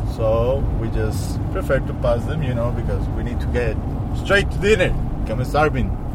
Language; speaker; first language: English; non-native, fluent; Spanish